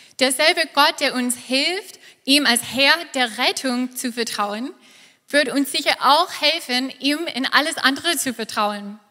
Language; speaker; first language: German; non-native, fluent; English